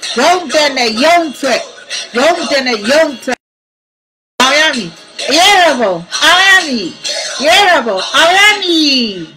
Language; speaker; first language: English; non-native, learner; Burmese